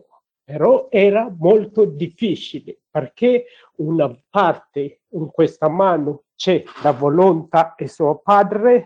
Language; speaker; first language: Italian; non-native, learner; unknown